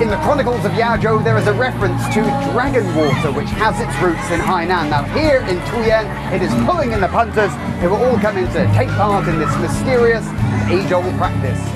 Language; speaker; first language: English; native; English